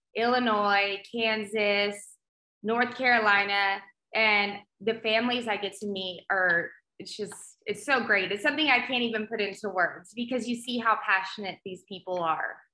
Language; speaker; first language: English; native; English